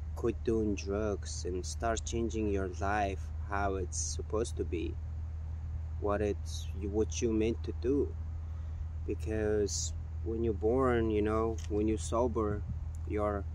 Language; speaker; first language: English; non-native, fluent; Mongolian